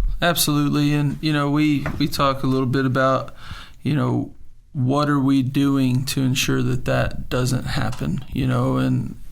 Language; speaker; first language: English; native; English